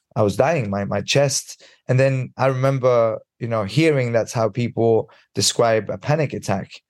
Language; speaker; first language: English; early bilingual, other home language; Swedish